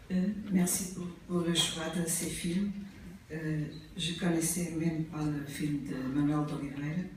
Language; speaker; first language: French; non-native, fluent; Portuguese